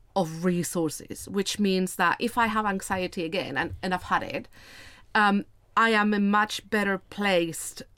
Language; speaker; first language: English; non-native, fluent; Spanish